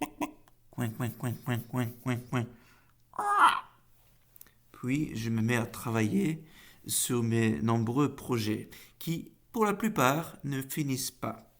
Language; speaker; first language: French; non-native, fluent; Faroese